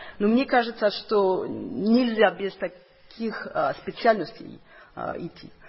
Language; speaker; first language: Russian; non-native, fluent; French